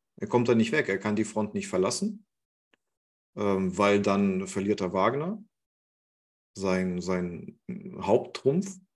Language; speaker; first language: German; non-native, fluent; Russian